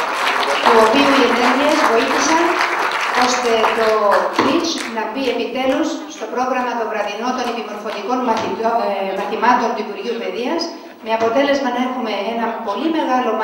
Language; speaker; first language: Greek; native; Greek